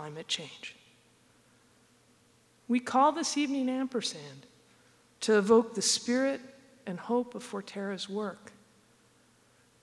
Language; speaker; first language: English; native; English